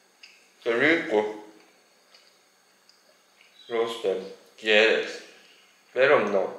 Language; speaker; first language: Spanish; non-native, learner; Japanese